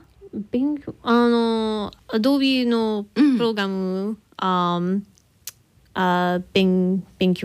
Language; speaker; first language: Japanese; non-native, learner; English